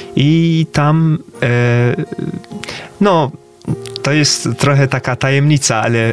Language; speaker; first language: Polish; non-native, fluent; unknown